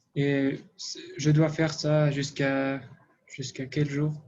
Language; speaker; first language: French; non-native, learner; Russian